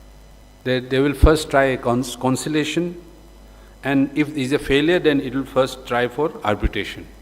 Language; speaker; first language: English; non-native, local second language; Manipuri